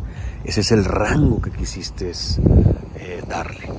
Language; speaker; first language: Spanish; native; Spanish